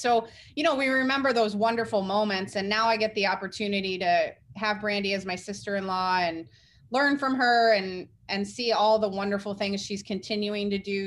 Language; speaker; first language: English; native; English